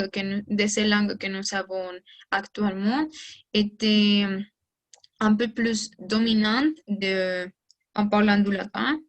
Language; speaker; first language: French; non-native, learner; Spanish